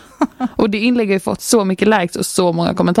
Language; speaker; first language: Swedish; native; Swedish